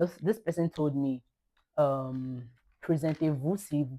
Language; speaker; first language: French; non-native, learner; Yoruba